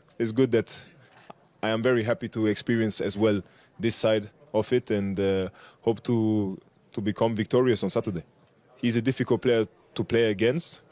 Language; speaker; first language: English; non-native, fluent; German